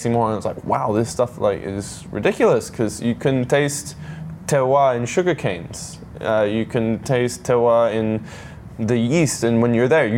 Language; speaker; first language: English; native; English